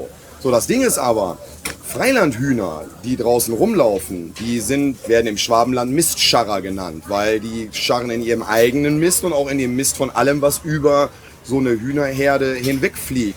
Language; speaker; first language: German; native; German